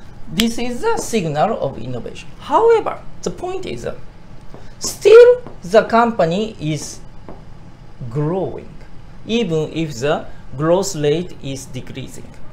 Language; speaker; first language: English; non-native, fluent; Japanese